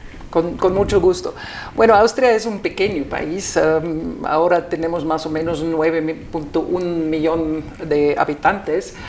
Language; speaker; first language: Spanish; non-native, fluent; German